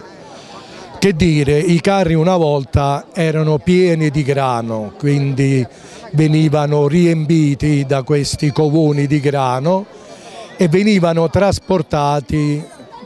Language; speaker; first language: Italian; native; Italian